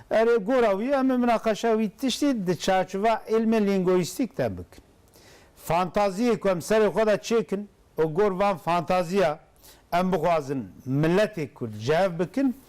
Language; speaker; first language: Kurdish; non-native, local second language; Zaza